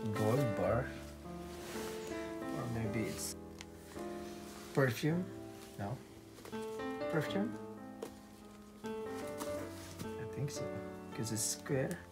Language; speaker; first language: English; non-native, learner; Filipino